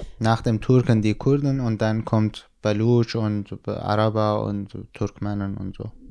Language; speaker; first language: German; non-native, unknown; Central Kurdish